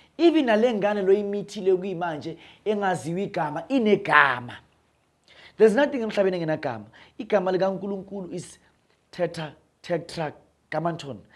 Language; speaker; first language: Zulu; non-native, local second language; Northern Sotho